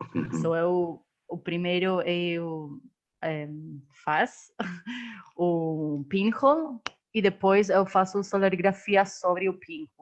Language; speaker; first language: Portuguese; non-native, learner; Spanish